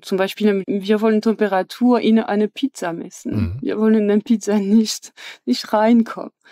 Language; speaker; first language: German; non-native, fluent; French